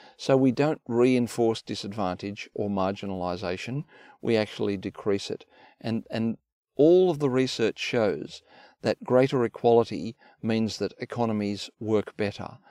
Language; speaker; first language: English; native; English